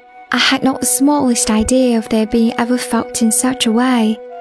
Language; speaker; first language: English; non-native, fluent; Chinese